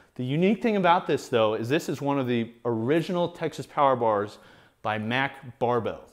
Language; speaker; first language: English; native; English